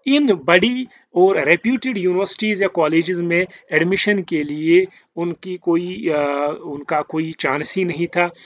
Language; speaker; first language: Hindi; native; Hindi